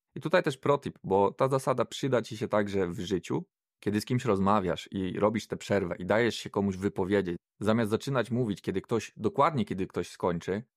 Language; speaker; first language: Polish; native; Polish